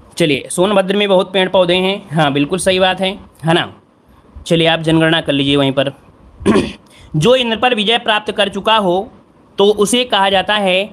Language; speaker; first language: Hindi; native; Hindi